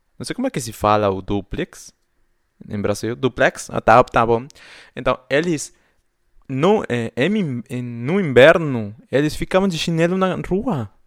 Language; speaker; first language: Portuguese; non-native, fluent; Spanish